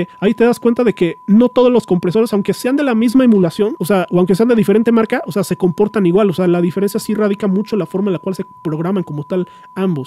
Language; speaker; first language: Spanish; native; Spanish